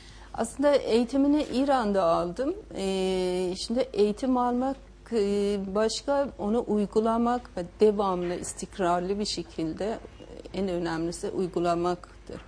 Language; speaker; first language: Turkish; non-native, fluent; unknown